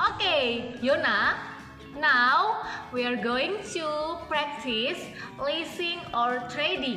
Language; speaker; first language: English; non-native, local second language; Indonesian